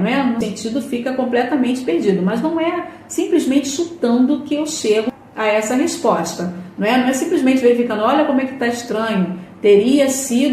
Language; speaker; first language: Portuguese; native; Portuguese